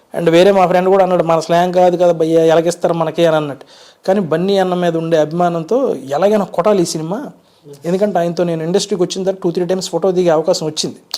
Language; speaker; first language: Telugu; native; Telugu